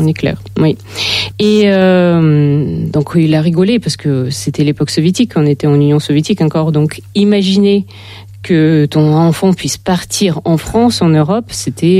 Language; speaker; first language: French; non-native, fluent; Russian